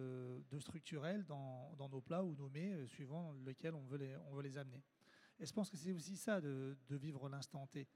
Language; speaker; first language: French; native; French